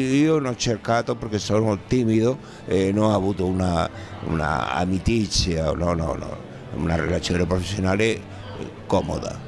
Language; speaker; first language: Italian; non-native, learner; Spanish